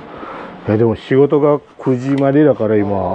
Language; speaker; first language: Japanese; non-native, fluent; Indonesian